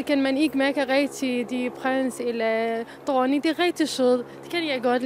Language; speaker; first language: Danish; non-native, learner; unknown